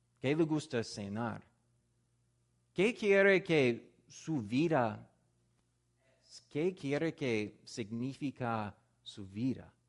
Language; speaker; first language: Spanish; non-native, fluent; English